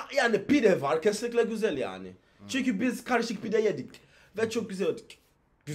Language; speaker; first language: Turkish; non-native, fluent; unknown